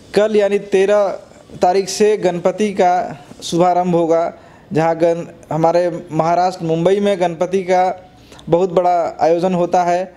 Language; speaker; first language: Hindi; native; Hindi